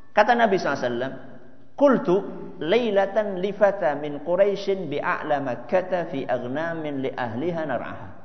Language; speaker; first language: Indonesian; non-native, local second language; Javanese